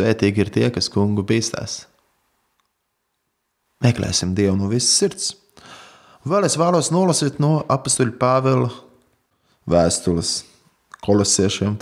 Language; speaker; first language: Latvian; native; Latvian